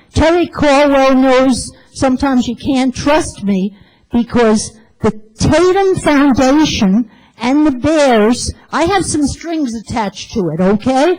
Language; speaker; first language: English; native; English